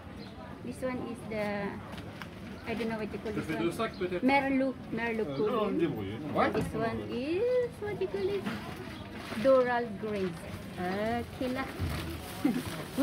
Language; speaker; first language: English; non-native, local second language; Filipino